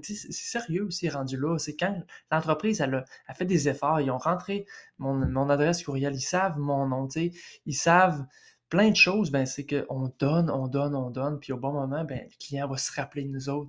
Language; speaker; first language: French; native; French